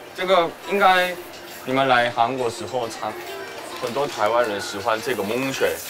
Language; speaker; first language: Chinese; non-native, fluent; Korean